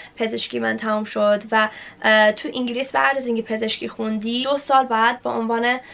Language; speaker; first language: Persian; early bilingual, heritage; Persian